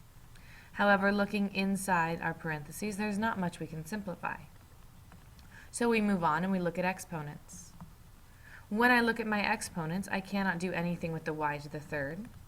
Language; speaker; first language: English; native; English